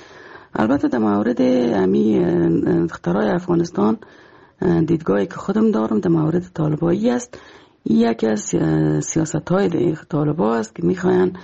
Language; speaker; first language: Persian; native; Persian